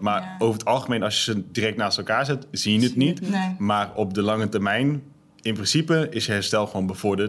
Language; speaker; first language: Dutch; native; Dutch